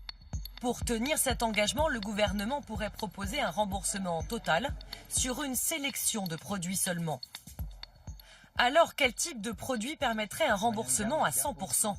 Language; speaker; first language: French; native; French